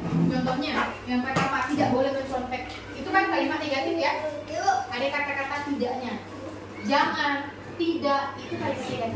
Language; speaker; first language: Indonesian; native; Indonesian